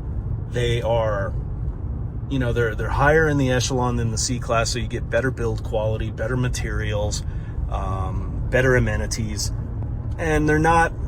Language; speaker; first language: English; native; English